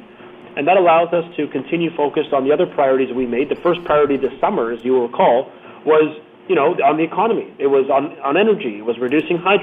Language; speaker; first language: English; native; English